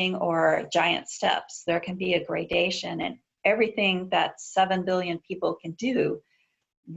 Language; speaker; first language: English; native; English